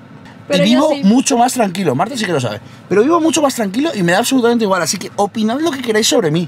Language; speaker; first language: Spanish; native; Spanish